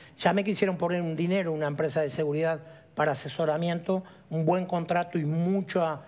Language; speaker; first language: Spanish; native; Spanish